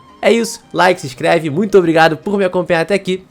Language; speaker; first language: Portuguese; native; Portuguese